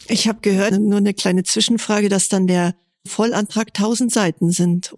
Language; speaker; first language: German; native; German